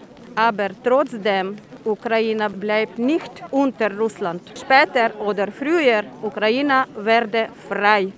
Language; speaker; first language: German; non-native, fluent; Ukrainian